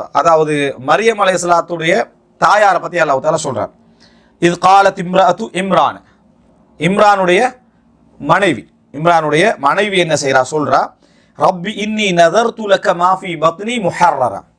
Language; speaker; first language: Tamil; native; Tamil